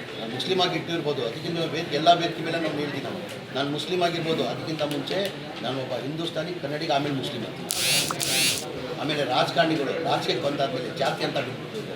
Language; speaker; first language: Kannada; non-native, local second language; Urdu